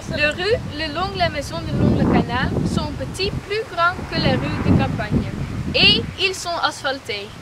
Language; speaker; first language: French; non-native, learner; Dutch